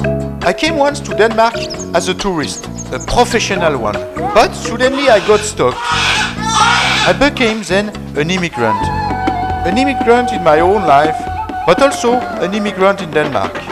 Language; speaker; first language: English; non-native, fluent; French